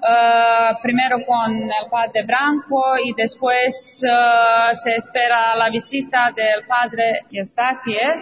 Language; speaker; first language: Spanish; non-native, fluent; Serbian